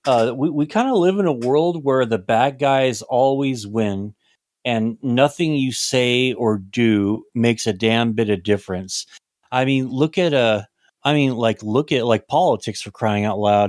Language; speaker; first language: English; native; English